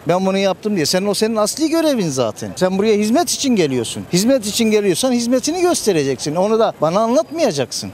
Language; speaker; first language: Turkish; native; Turkish